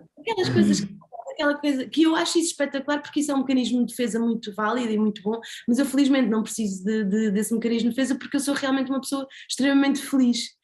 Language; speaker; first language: Portuguese; native; Portuguese